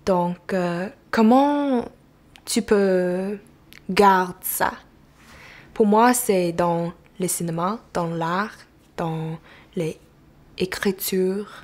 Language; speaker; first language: French; non-native, local second language; English